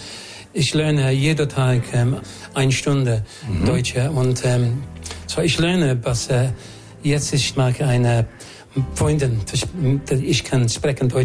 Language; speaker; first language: German; non-native, learner; English